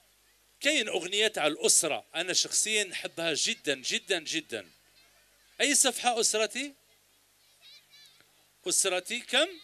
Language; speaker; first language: Arabic; native; Arabic